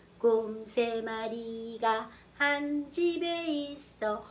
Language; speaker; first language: Korean; native; Korean